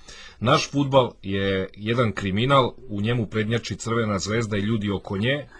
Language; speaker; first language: Serbian; native; Serbian